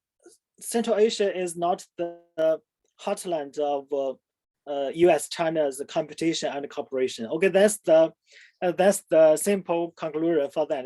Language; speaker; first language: English; non-native, fluent; Chinese